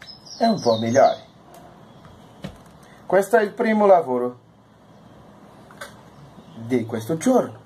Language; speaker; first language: Italian; non-native, learner; Portuguese